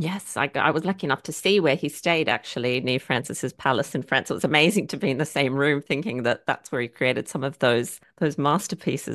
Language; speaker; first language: English; native; English